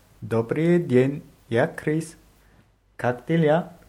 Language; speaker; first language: Russian; non-native, learner; German